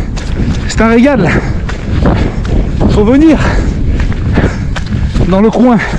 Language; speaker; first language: French; native; French